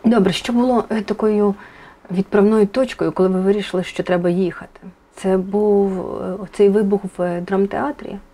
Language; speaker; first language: Ukrainian; native; Ukrainian